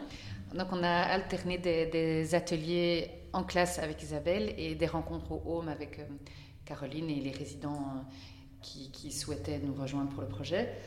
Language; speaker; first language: French; native; French